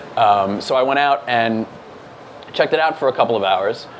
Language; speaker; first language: English; native; English